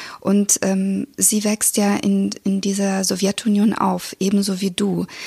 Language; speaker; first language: German; early bilingual, other home language; Russian